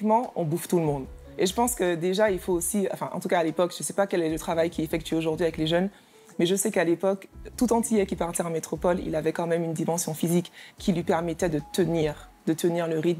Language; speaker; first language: French; native; French